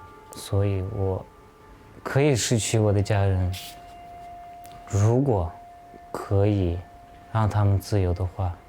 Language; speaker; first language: Chinese; non-native, local second language; Uyghur